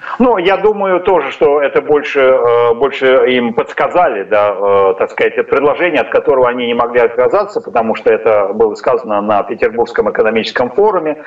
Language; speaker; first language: Russian; native; Russian